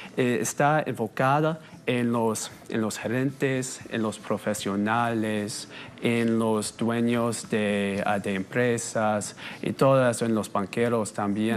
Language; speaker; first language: Spanish; non-native, fluent; English